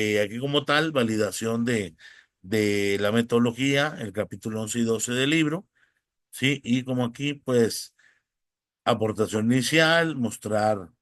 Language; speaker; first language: Spanish; native; Spanish